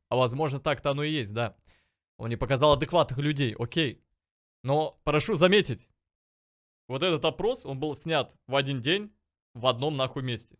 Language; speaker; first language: Russian; native; Russian